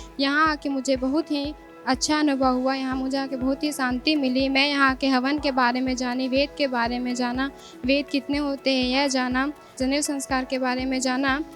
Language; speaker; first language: Hindi; native; Hindi